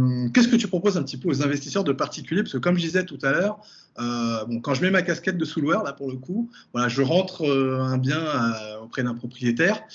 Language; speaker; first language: French; native; French